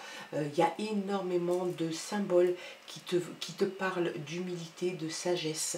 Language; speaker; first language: French; native; French